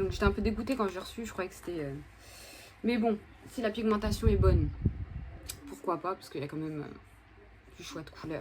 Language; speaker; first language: French; native; French